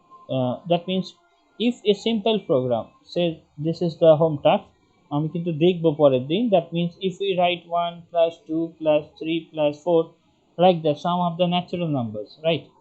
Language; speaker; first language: English; non-native, local second language; Bangla